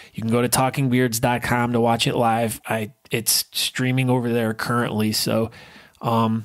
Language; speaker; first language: English; native; English